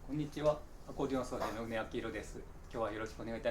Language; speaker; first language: Japanese; native; Japanese